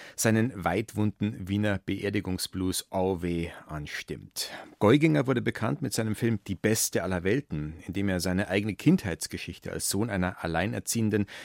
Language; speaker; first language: German; native; German